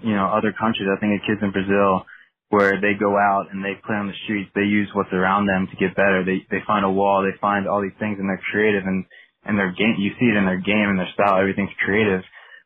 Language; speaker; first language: English; native; English